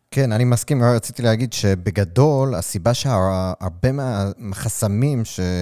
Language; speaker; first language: Hebrew; native; Hebrew